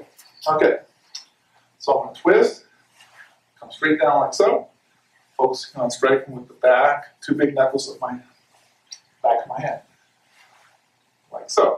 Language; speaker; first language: English; native; English